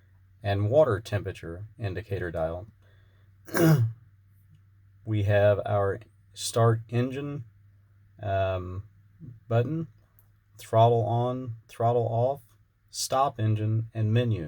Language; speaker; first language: English; native; English